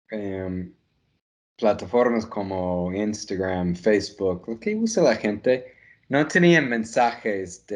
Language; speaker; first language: Spanish; non-native, fluent; English